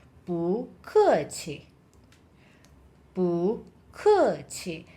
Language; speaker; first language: Chinese; non-native, fluent; Persian